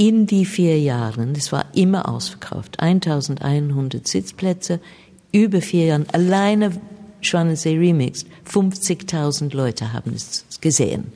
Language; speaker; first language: German; non-native, fluent; English